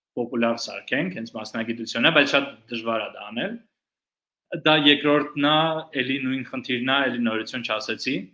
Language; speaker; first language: Armenian; early bilingual, heritage; Armenian